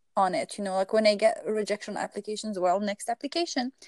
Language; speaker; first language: English; non-native, fluent; Arabic